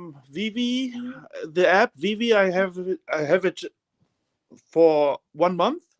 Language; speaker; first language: English; non-native, learner; German